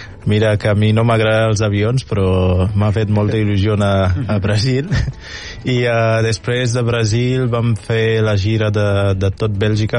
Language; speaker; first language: Catalan; non-native, fluent; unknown